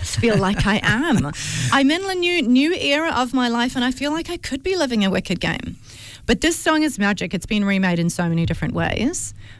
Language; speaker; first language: English; native; English